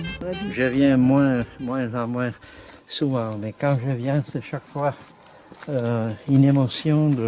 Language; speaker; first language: French; non-native, fluent; Czech